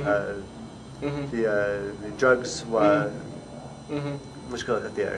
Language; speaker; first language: Arabic; non-native, learner; English